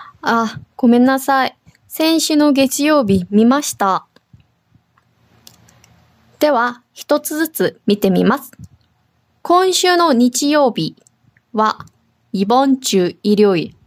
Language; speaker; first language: Japanese; non-native, fluent; Korean